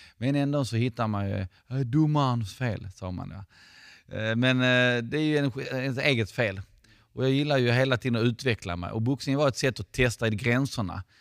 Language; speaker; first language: Swedish; non-native, fluent; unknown